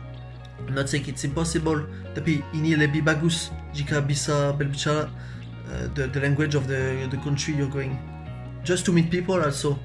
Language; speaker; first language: English; non-native, learner; French